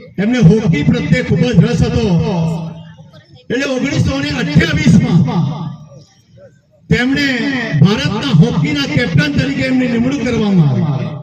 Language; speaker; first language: Gujarati; non-native, local second language; Bhili